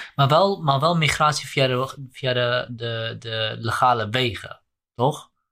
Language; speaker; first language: Dutch; native; Dutch